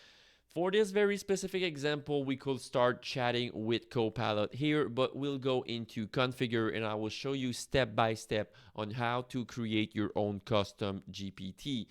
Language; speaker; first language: English; non-native, fluent; French